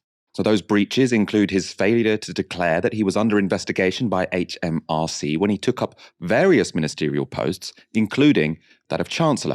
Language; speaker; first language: English; native; English